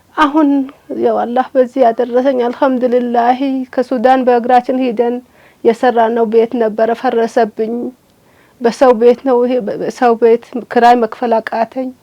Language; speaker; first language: Amharic; non-native, local second language; Sebat Bet Gurage